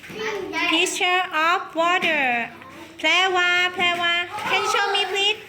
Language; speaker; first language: English; non-native, learner; Thai